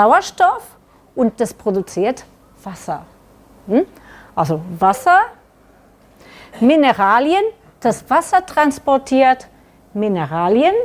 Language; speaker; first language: German; non-native, learner; Catalan